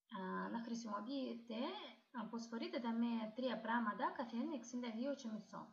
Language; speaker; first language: Greek; non-native, learner; Russian